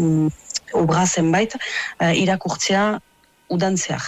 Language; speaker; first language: Basque; native; Basque